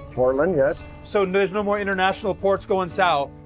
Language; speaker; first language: English; native; English